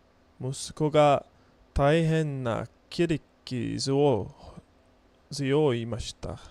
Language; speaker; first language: Japanese; non-native, learner; English